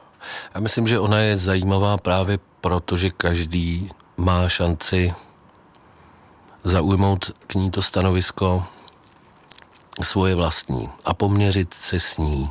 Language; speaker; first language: Czech; native; Czech